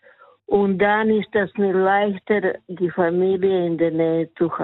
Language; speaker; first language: German; non-native, learner; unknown